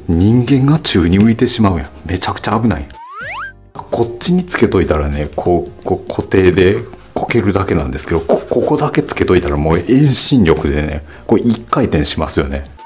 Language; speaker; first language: Japanese; native; Japanese